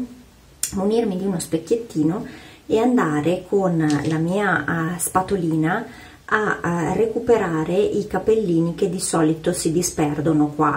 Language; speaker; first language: Italian; native; Italian